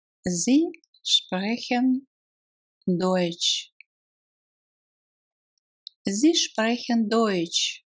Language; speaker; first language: German; non-native, fluent; Russian